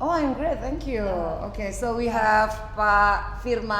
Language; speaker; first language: English; non-native, fluent; Indonesian